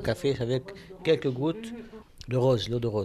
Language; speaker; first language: French; non-native, local second language; Arabic